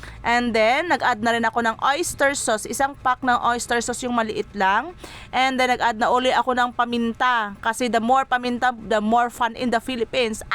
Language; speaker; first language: Filipino; non-native, local second language; Cebuano